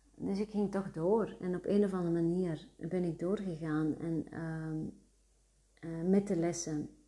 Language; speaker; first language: Dutch; early bilingual, other home language; Arabic